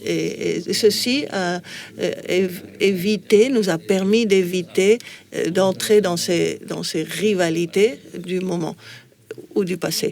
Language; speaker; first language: French; non-native, fluent; Spanish